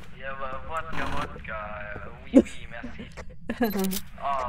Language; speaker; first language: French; non-native, learner; German